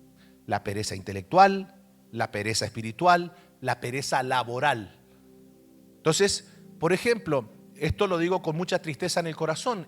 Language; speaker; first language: Spanish; native; Spanish